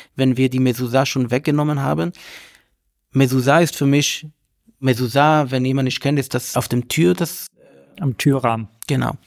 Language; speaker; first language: German; non-native, learner; Hebrew